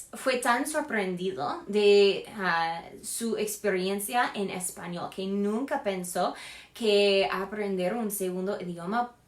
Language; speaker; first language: Spanish; non-native, fluent; English